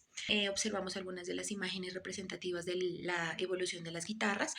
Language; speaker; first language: Spanish; native; Spanish